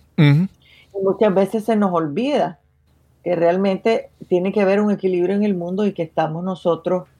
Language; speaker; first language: Spanish; native; Spanish